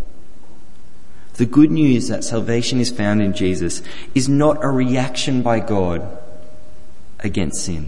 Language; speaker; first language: English; native; English